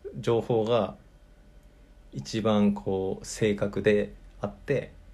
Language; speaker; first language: Japanese; native; Japanese